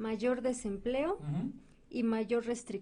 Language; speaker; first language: Spanish; native; Spanish